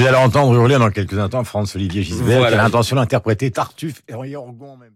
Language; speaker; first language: French; native; French